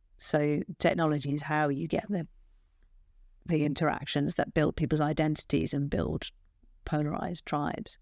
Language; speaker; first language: English; native; English